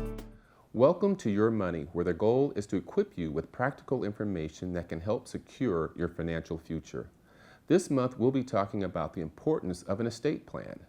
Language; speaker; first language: English; native; English